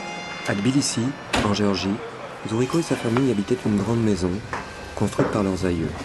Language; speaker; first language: French; native; French